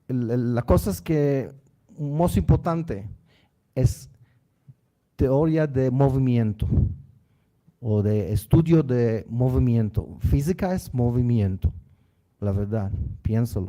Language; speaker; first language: Spanish; non-native, learner; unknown